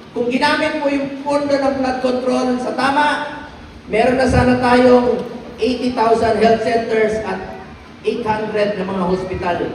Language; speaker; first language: Filipino; non-native, local second language; Cebuano